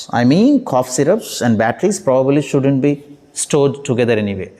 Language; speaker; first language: English; non-native, local second language; Telugu